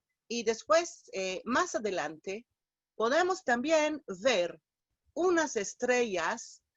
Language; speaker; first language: Spanish; non-native, fluent; Hebrew